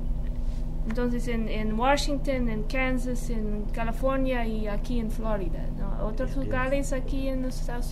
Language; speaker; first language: Spanish; non-native, learner; English